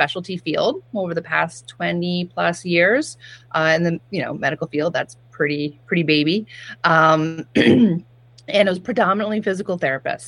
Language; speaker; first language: English; native; English